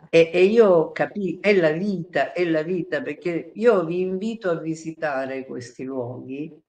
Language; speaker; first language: Italian; native; Italian